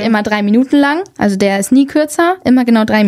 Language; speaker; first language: German; native; German